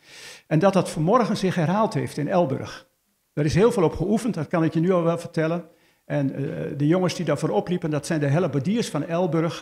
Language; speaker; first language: Dutch; native; Dutch